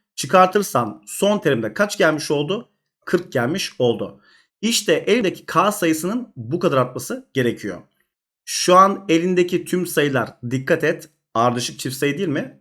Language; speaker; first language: Turkish; native; Turkish